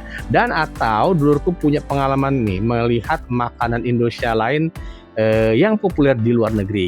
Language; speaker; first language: Indonesian; native; Indonesian